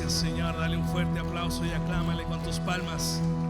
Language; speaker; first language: Spanish; native; Spanish